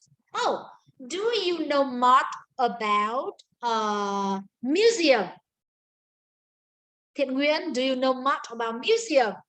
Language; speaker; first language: English; non-native, learner; Vietnamese